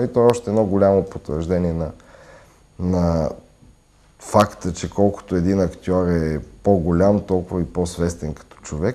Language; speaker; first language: Bulgarian; native; Bulgarian